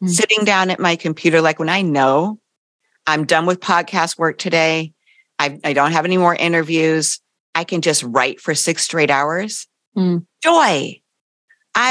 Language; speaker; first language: English; native; English